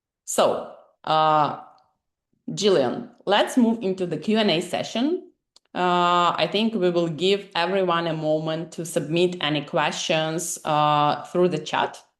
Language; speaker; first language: English; non-native, fluent; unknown